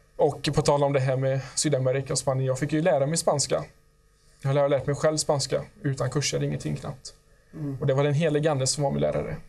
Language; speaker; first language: Swedish; native; Swedish